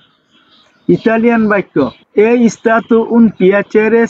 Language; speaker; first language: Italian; non-native, fluent; Bangla